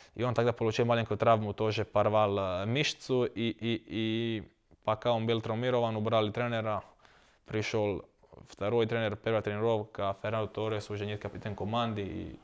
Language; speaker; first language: Russian; non-native, learner; Croatian